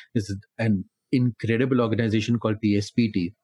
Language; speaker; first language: English; non-native, local second language; Hindi